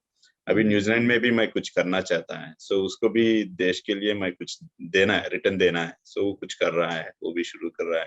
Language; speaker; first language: Hindi; non-native, local second language; Telugu